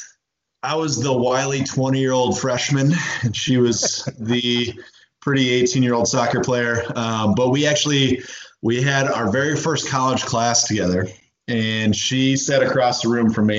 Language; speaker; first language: English; native; English